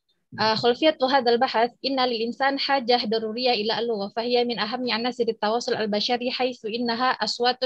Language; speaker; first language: Arabic; non-native, fluent; Indonesian